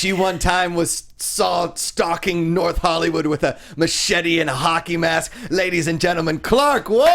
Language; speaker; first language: English; native; English